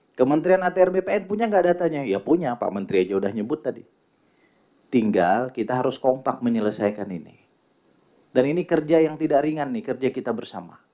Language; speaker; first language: Indonesian; native; Indonesian